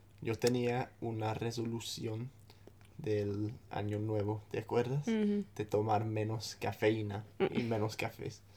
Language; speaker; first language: Spanish; non-native, fluent; English